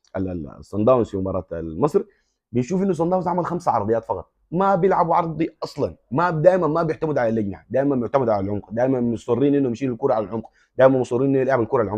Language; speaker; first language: Arabic; native; Arabic